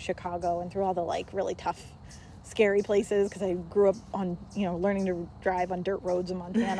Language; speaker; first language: English; native; English